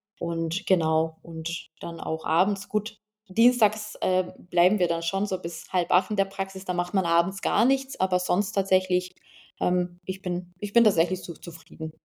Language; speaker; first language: German; non-native, fluent; Lithuanian